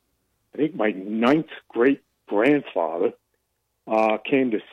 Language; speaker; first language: English; native; English